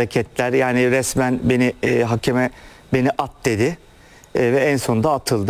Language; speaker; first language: Turkish; native; Turkish